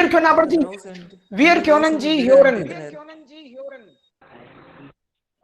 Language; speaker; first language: German; non-native, fluent; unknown